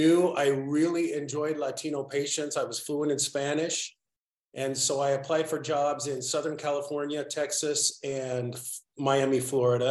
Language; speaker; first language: English; native; English